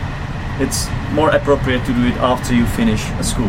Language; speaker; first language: English; non-native, fluent; Czech